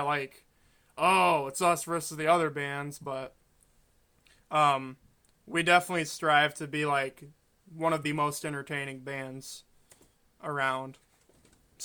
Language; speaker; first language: English; native; English